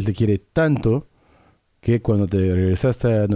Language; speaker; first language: Spanish; early bilingual, heritage; English